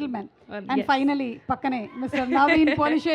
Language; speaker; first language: Telugu; native; Telugu